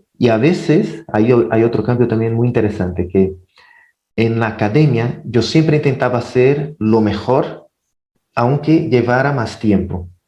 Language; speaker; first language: Spanish; non-native, fluent; Portuguese